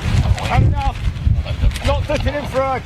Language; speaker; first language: English; native; English